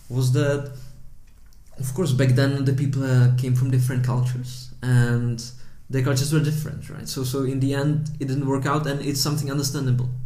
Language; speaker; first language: English; early bilingual, heritage; Czech